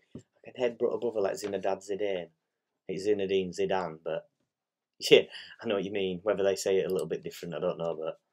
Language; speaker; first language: English; native; English